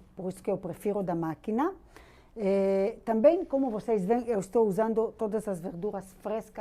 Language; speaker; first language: Portuguese; non-native, fluent; Hebrew